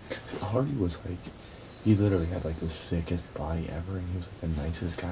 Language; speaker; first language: English; native; English